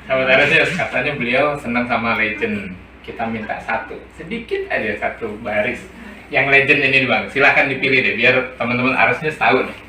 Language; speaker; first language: Indonesian; native; Indonesian